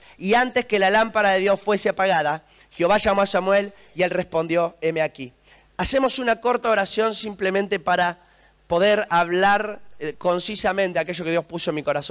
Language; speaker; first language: Spanish; native; Spanish